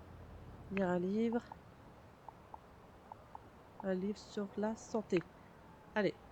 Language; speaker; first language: French; native; French